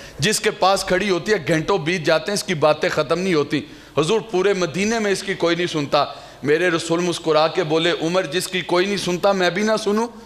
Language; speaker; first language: Urdu; non-native, local second language; Punjabi